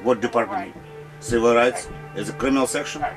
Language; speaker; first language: English; non-native, learner; Russian